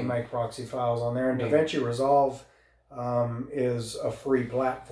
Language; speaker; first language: English; native; English